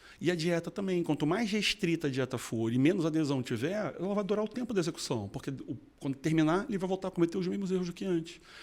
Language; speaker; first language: Portuguese; native; Portuguese